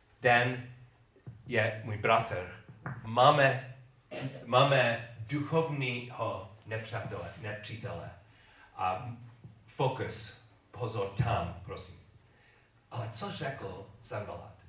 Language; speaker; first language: Czech; non-native, learner; English